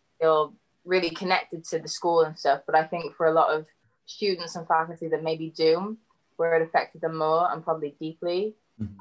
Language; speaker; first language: English; native; English